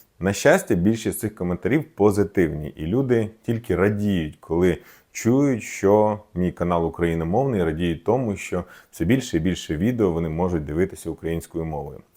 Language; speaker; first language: Ukrainian; non-native, local second language; Russian